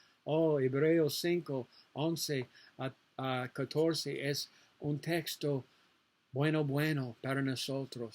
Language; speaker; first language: Spanish; non-native, learner; English